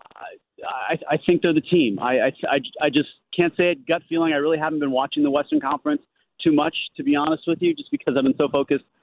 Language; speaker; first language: English; native; English